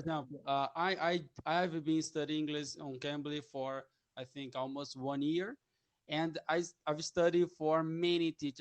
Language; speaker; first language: English; non-native, learner; Portuguese